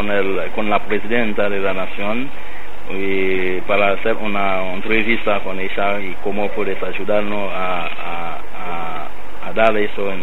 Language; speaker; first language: Spanish; non-native, learner; Haitian Creole